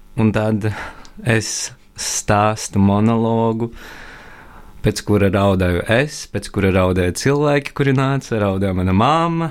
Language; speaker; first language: Latvian; non-native, local second language; Russian